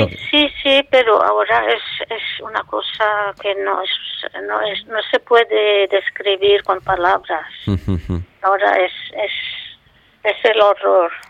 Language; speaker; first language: Spanish; non-native, fluent; Arabic